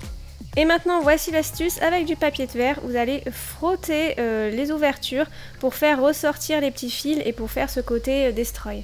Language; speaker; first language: French; native; French